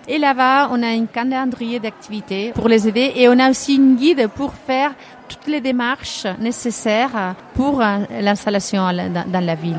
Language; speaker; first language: French; non-native, fluent; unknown